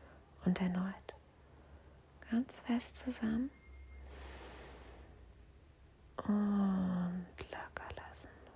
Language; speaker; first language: German; native; German